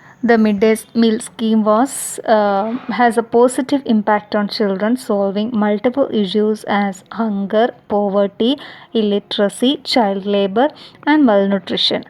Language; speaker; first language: English; non-native, local second language; Malayalam